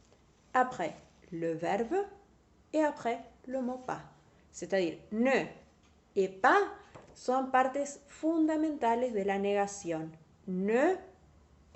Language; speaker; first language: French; non-native, fluent; Spanish